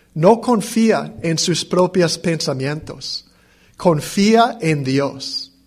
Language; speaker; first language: Spanish; non-native, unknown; English